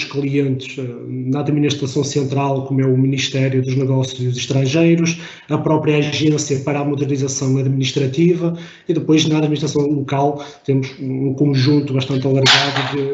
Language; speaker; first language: Portuguese; native; Portuguese